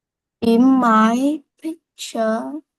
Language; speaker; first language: English; non-native, learner; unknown